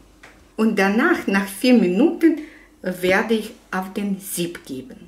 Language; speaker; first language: German; non-native, fluent; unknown